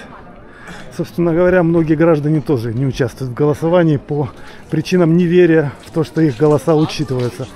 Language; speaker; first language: Russian; native; Russian